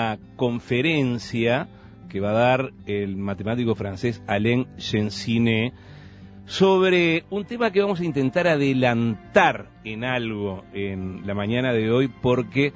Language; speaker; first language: Spanish; native; Spanish